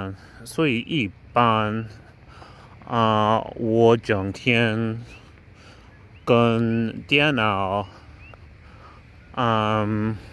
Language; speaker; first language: Chinese; non-native, learner; English